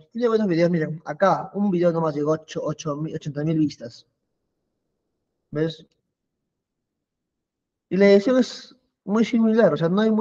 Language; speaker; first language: Spanish; native; Spanish